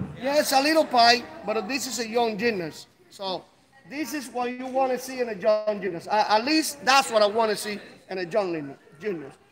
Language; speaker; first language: English; non-native, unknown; Spanish